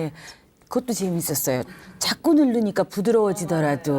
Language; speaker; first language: Korean; native; Korean